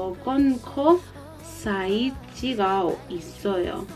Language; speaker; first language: Korean; non-native, learner; English